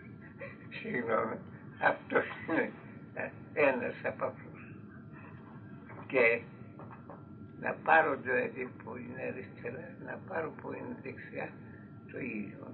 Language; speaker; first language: Greek; non-native, fluent; Russian